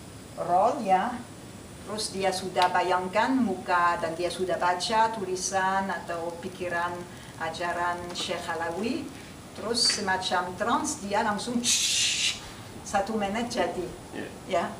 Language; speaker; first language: Indonesian; non-native, fluent; French